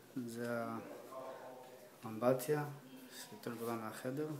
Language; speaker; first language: Hebrew; native; Hebrew